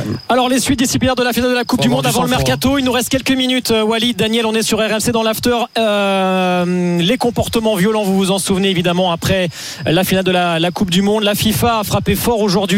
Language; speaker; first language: French; native; French